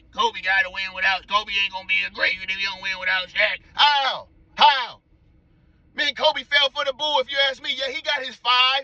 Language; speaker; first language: English; native; English